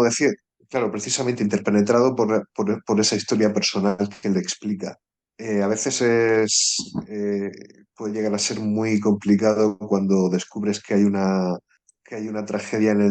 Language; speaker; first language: Spanish; native; Spanish